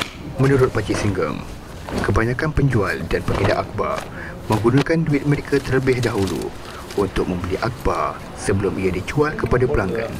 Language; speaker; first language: Malay; native; Malay